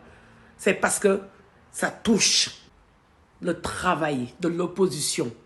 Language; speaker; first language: French; non-native, local second language; Wolof